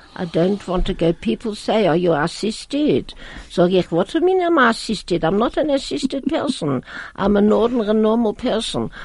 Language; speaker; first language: English; non-native, fluent; Latvian